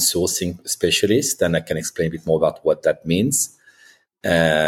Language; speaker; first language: English; non-native, fluent; French